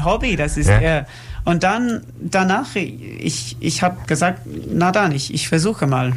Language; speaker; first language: German; non-native, learner; English